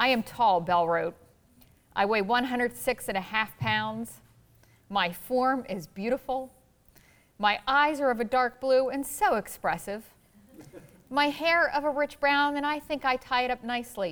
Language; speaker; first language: English; native; English